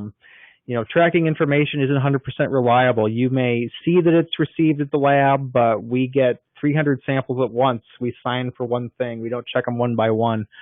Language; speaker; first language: English; native; English